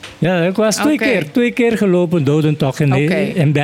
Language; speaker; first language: Dutch; non-native, learner; Papiamento